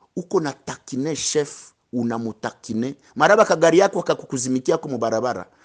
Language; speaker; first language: Swahili; native; Swahili